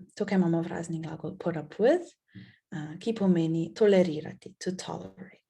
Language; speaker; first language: English; non-native, fluent; Slovenian